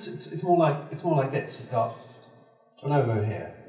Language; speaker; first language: English; native; English